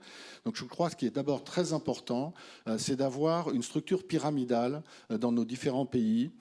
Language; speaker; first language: French; native; French